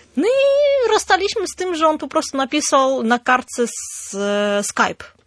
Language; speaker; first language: Polish; non-native, fluent; Armenian